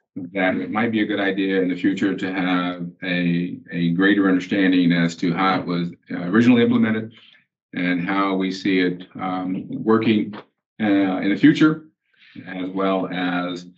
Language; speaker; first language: English; native; English